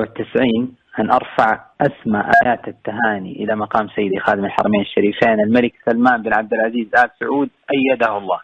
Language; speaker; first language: Arabic; native; Arabic